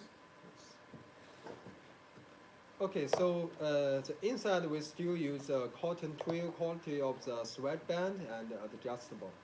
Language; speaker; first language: English; non-native, learner; Chinese